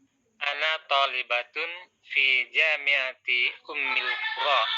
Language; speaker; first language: Arabic; non-native, learner; Indonesian